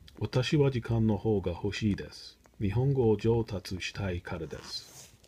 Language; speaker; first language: Japanese; non-native, learner; English